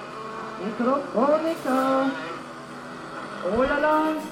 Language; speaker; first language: Spanish; non-native, learner; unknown